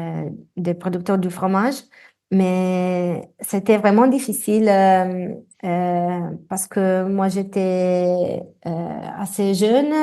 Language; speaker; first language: French; non-native, fluent; Italian